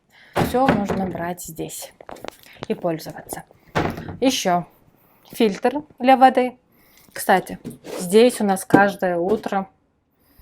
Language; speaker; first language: Russian; non-native, local second language; Kyrgyz